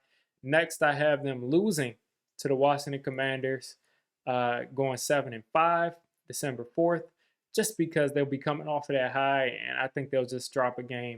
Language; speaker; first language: English; native; English